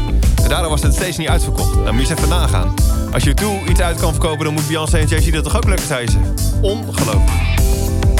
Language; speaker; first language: Dutch; native; Dutch